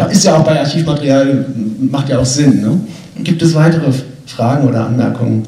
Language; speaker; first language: German; native; German